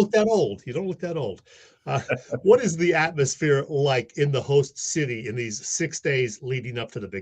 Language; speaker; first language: English; native; English